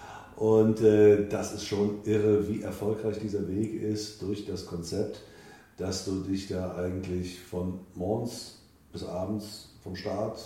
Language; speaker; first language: German; native; German